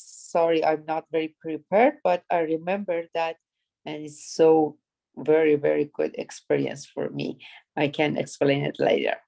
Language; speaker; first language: English; non-native, learner; Persian